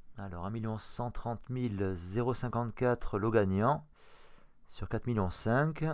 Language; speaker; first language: French; native; French